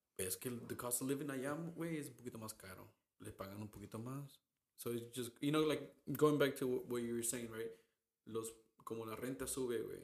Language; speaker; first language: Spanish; early bilingual, heritage; Spanish